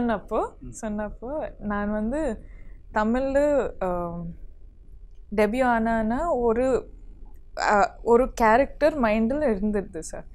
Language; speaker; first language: Tamil; non-native, learner; Kodava